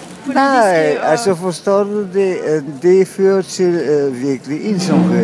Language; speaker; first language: Danish; non-native, fluent; Polish